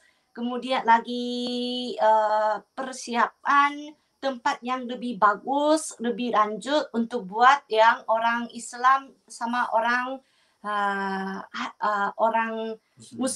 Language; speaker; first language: Indonesian; non-native, fluent; Korean